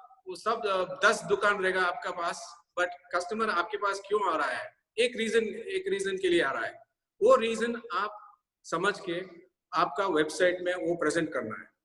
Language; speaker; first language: Hindi; non-native, local second language; Tamil